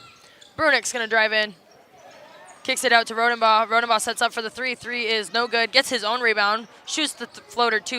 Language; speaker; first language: English; native; English